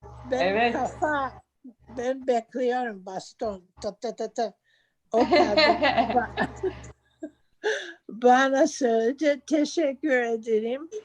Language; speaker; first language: Turkish; non-native, learner; English